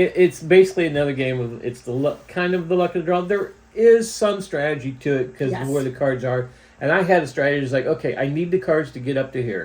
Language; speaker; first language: English; native; English